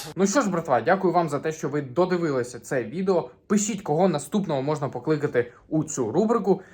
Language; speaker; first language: Ukrainian; native; Ukrainian